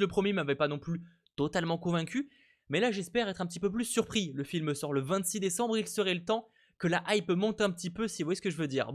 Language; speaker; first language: French; native; French